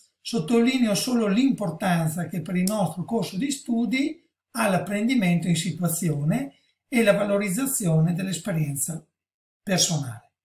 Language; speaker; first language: Italian; native; Italian